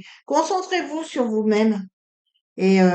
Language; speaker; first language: French; native; French